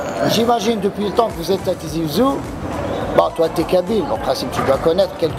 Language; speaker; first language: French; non-native, local second language; Arabic